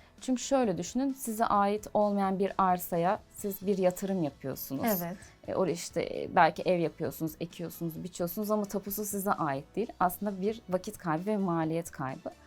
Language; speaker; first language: Turkish; native; Turkish